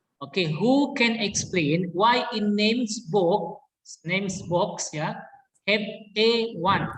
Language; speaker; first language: English; non-native, learner; Indonesian